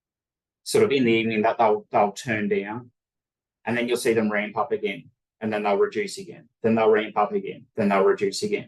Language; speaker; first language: English; native; English